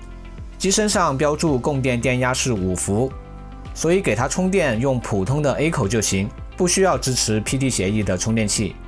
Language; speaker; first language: Chinese; native; Chinese